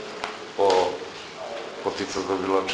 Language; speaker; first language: Polish; non-native, learner; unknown